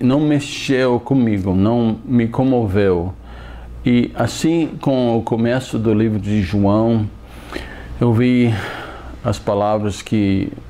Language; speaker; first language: Portuguese; non-native, fluent; English